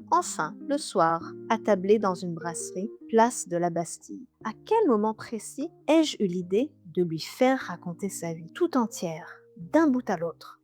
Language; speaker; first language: French; native; French